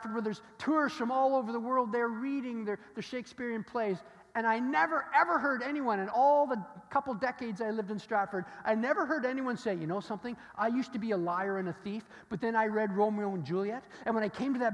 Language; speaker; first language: English; native; English